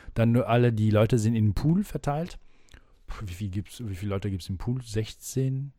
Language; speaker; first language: German; non-native, fluent; French